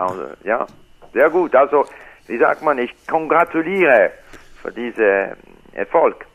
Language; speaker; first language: German; non-native, learner; English